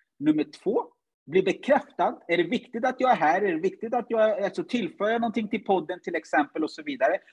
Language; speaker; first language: Swedish; early bilingual, other home language; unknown